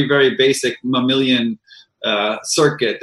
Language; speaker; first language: English; native; English